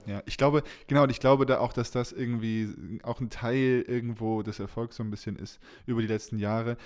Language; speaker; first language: German; native; German